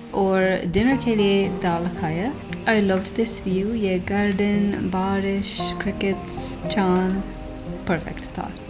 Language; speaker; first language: Hindi; non-native, learner; English